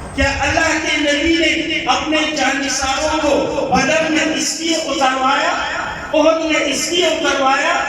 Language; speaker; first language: Urdu; non-native, local second language; Pashto